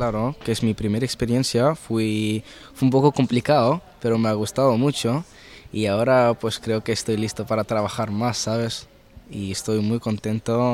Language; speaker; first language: Spanish; early bilingual, heritage; Arabic